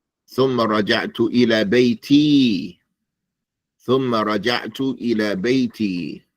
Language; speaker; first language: Arabic; non-native, fluent; English